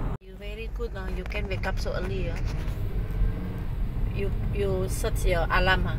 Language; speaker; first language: English; non-native, learner; Indonesian